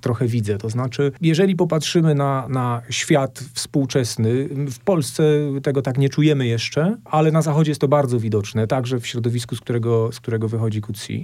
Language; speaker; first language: Polish; native; Polish